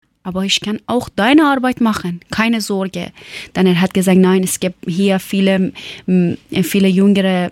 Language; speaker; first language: German; non-native, learner; Persian